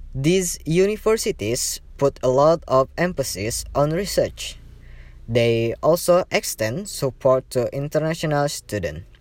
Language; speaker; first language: English; non-native, learner; Indonesian